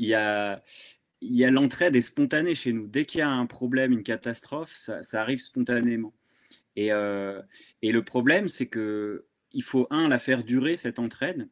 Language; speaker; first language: French; native; French